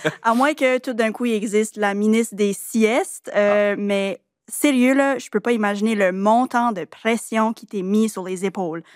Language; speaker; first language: French; native; French